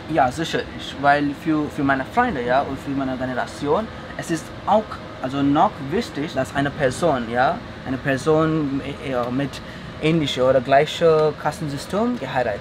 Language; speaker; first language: German; non-native, fluent; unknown